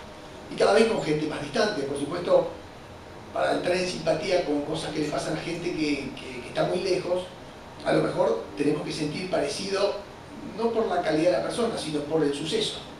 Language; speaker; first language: Spanish; native; Spanish